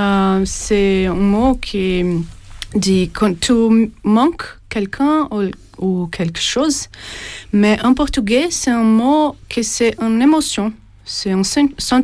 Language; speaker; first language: French; non-native, fluent; Portuguese